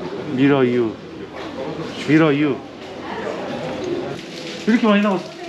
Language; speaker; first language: Korean; native; Korean